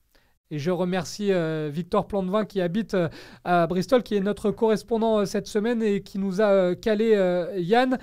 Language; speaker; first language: French; native; French